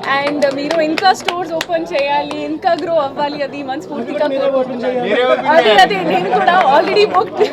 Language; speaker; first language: Telugu; non-native, fluent; Hindi